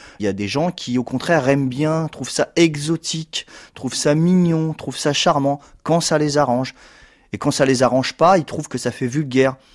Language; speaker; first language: French; native; French